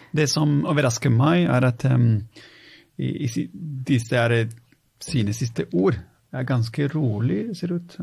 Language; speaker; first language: Norwegian; non-native, fluent; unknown